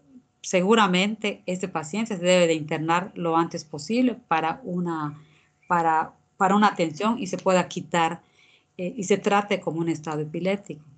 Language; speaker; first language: Spanish; native; Spanish